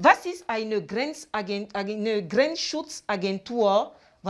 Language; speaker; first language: German; non-native, fluent; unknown